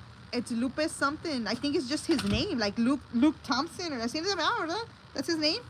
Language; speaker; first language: English; early bilingual, other home language; Spanish